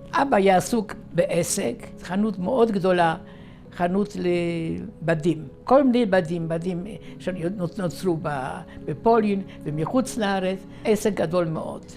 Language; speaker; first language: Hebrew; non-native, fluent; Yiddish